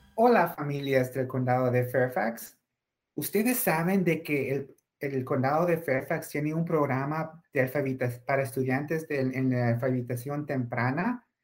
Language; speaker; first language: Spanish; native; Spanish